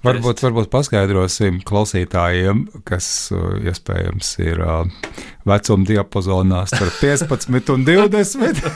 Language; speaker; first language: Latvian; native; Latvian